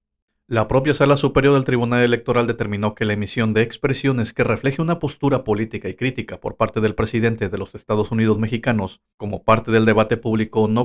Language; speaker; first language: Spanish; native; Spanish